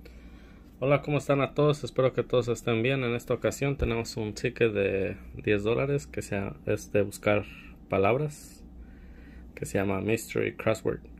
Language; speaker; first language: Spanish; early bilingual, heritage; Spanish